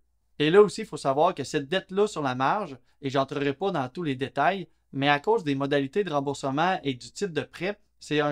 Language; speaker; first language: French; native; French